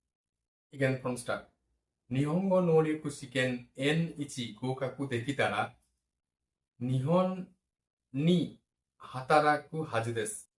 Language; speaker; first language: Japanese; non-native, fluent; Bangla